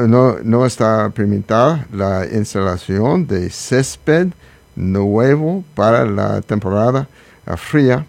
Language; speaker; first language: Spanish; non-native, learner; English